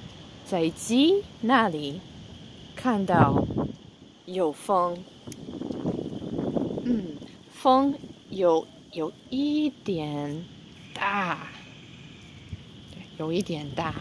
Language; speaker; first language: Chinese; non-native, fluent; English